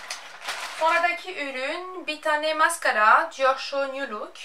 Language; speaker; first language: Turkish; non-native, fluent; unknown